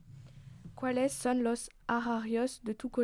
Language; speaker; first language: Spanish; non-native, learner; French